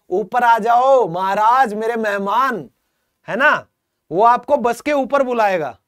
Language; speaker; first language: Hindi; native; Hindi